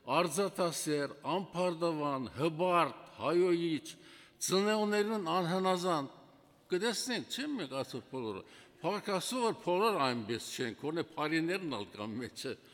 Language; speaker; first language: Armenian; native; Armenian